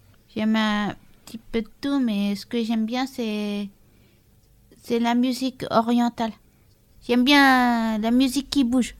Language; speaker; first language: French; native; French